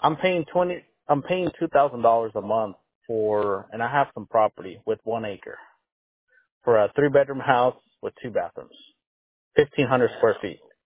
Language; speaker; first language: English; early bilingual, other home language; Spanish